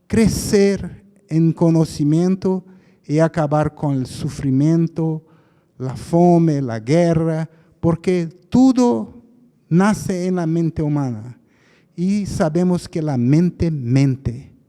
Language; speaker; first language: Spanish; non-native, fluent; Portuguese